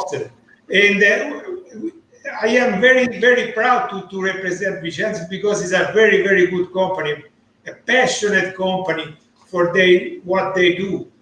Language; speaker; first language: English; non-native, learner; Italian